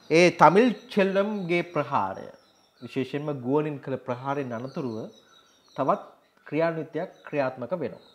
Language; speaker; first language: Sinhala; native; Sinhala